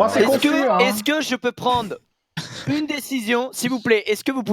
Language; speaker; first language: French; native; French